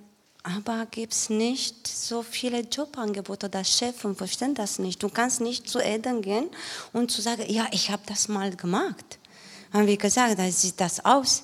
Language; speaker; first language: German; non-native, learner; Romanian